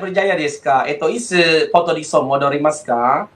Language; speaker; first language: Japanese; non-native, fluent; Malay